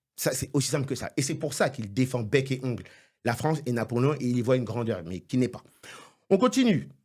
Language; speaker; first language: French; non-native, local second language; Haitian Creole